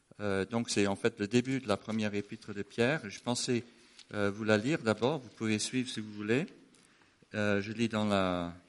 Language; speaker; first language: French; non-native, fluent; English